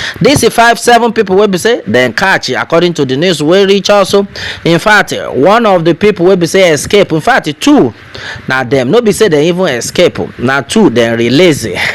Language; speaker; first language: Nigerian Pidgin; non-native, local second language; Yoruba